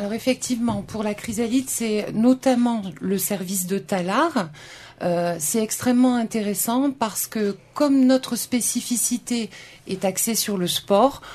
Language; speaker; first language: French; native; French